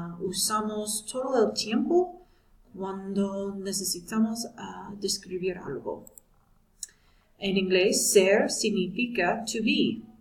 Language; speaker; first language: Spanish; non-native, fluent; English